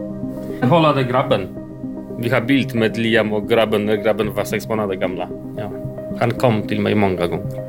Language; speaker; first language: Swedish; non-native, learner; Polish